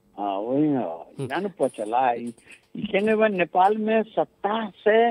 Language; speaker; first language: Bhojpuri; non-native, local second language; Maithili